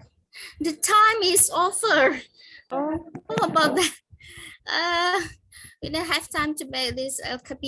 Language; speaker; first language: English; non-native, fluent; Indonesian